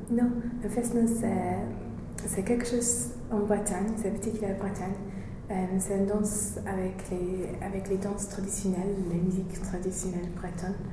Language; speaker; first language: French; non-native, fluent; English